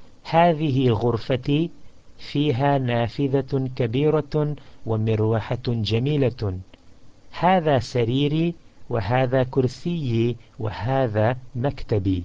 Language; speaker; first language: Arabic; non-native, fluent; English